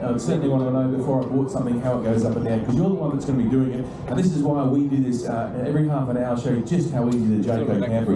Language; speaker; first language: English; native; English